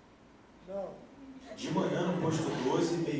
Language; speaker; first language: Portuguese; native; Portuguese